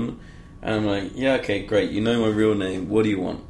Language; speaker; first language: English; native; English